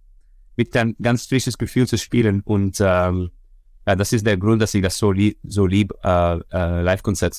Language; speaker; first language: German; non-native, fluent; Dutch